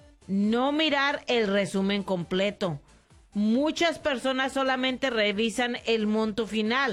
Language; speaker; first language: Spanish; native; Spanish